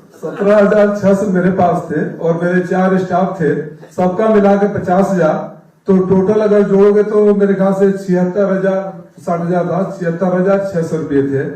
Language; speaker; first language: Hindi; native; Hindi